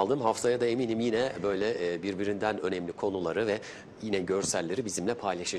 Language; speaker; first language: Turkish; native; Turkish